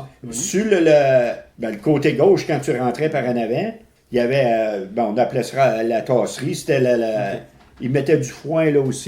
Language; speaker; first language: French; native; French